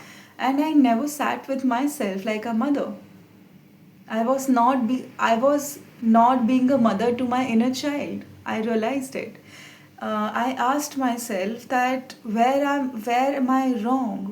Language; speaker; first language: English; non-native, local second language; Hindi